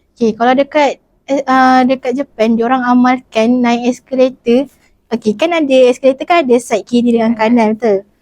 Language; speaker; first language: Malay; native; Malay